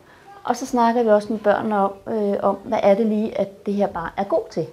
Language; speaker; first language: Danish; native; Danish